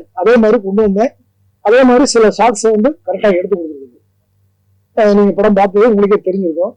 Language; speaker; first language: Tamil; native; Tamil